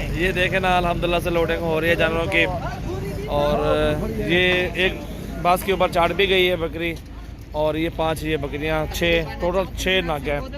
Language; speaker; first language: Urdu; non-native, local second language; Saraiki